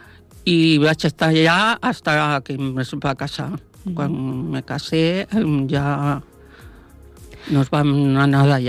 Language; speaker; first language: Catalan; non-native, local second language; Spanish